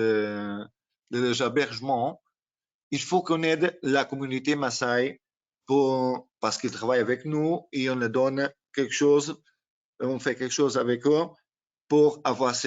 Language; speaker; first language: French; non-native, learner; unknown